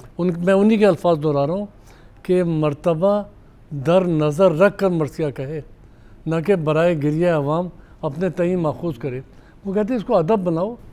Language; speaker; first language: Urdu; native; Urdu